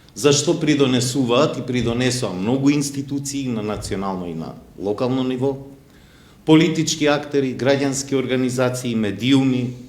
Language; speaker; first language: Macedonian; non-native, local second language; Albanian